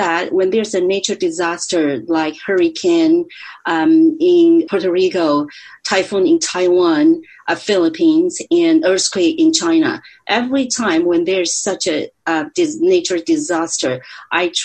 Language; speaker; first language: English; non-native, fluent; Chinese